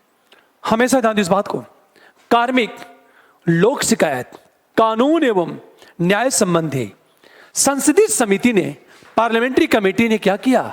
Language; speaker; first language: Hindi; native; Hindi